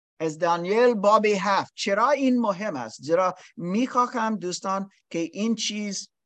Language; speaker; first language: Persian; non-native, learner; English